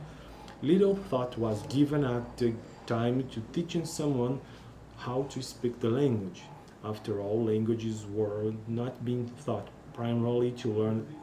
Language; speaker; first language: English; non-native, learner; Portuguese